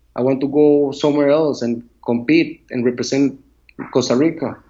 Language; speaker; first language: English; non-native, learner; Spanish